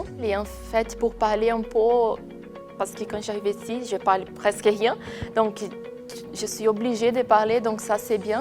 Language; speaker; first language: French; non-native, fluent; Portuguese